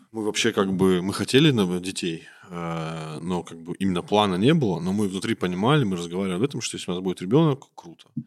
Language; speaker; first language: Russian; native; Russian